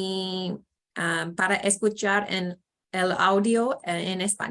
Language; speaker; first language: Spanish; non-native, fluent; English